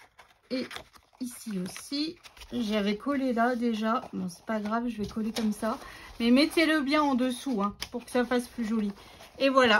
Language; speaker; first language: French; native; French